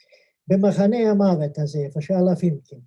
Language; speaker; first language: Hebrew; non-native, fluent; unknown